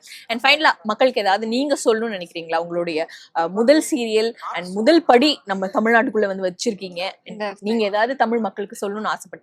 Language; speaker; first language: Tamil; native; Tamil